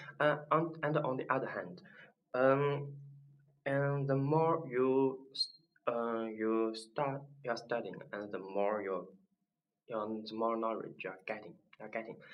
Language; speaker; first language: English; non-native, learner; Chinese